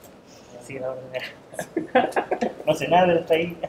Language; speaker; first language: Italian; non-native, learner; Spanish